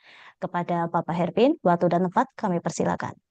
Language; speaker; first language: Indonesian; native; Indonesian